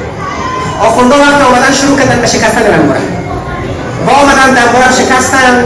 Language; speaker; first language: Persian; native; Persian